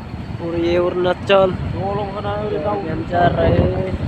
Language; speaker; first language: Hindi; non-native, local second language; Bodo